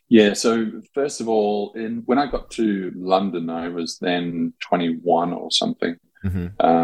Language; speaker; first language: English; native; English